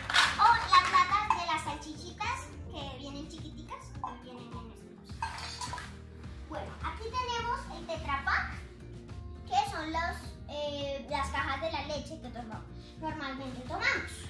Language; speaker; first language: Spanish; native; Spanish